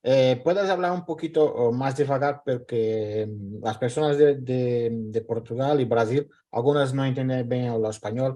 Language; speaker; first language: Spanish; non-native, fluent; Portuguese